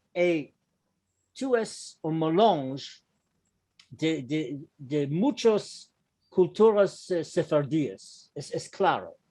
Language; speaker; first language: Spanish; non-native, learner; English